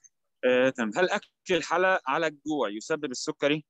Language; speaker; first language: Arabic; native; Arabic